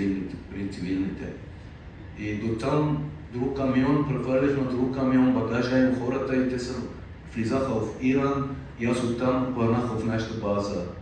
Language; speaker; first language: Bulgarian; non-native, fluent; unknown